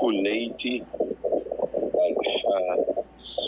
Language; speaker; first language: Arabic; non-native, learner; English